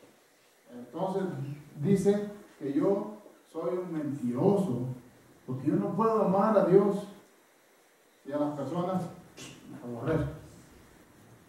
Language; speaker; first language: Spanish; non-native, fluent; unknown